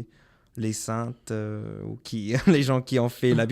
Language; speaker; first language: French; non-native, local second language; English